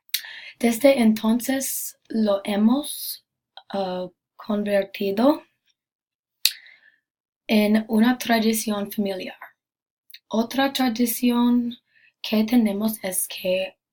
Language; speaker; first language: Spanish; non-native, learner; English